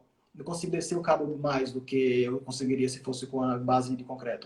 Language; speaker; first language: Portuguese; native; Portuguese